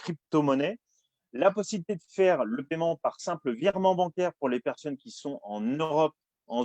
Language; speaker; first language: French; native; French